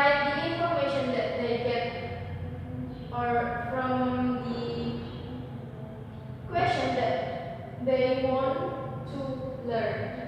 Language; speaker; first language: English; non-native, learner; Indonesian